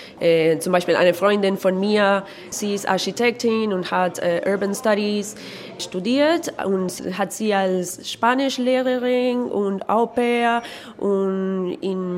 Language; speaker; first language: German; non-native, learner; Spanish